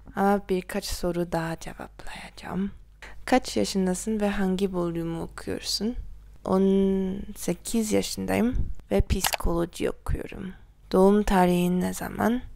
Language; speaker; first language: Turkish; non-native, learner; Korean